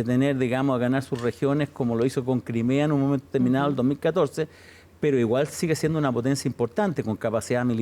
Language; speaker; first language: Spanish; native; Spanish